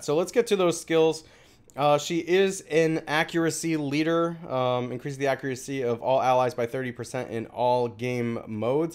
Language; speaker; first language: English; native; English